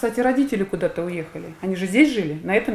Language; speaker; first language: Russian; native; Russian